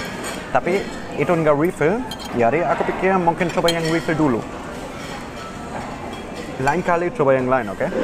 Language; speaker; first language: Indonesian; non-native, fluent; German